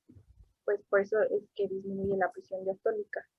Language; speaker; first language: Spanish; native; Spanish